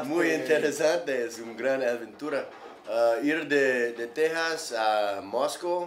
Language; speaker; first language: Spanish; non-native, learner; English